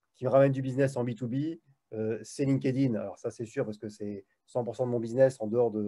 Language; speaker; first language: French; native; French